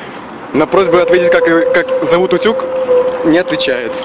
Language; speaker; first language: Russian; native; Russian